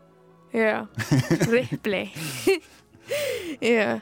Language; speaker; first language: Icelandic; early bilingual, heritage; Icelandic